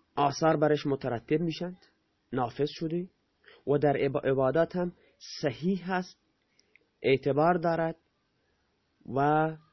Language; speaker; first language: Persian; non-native, local second language; Baluchi